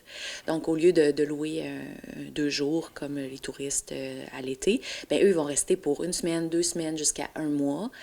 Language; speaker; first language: French; native; French